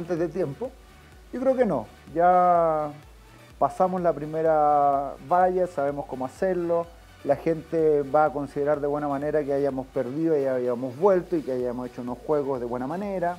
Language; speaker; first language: Spanish; native; Spanish